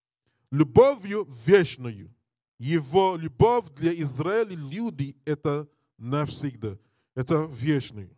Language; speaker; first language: Russian; non-native, learner; English